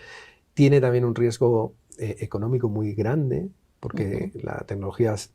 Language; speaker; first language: Spanish; native; Spanish